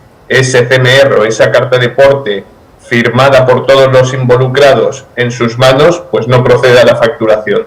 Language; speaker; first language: Spanish; native; Spanish